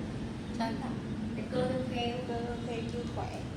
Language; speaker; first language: Vietnamese; native; Vietnamese